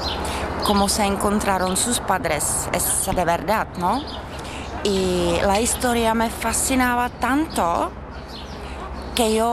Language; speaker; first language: Spanish; non-native, fluent; Czech